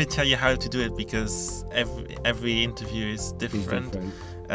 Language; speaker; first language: English; non-native, fluent; Luxembourgish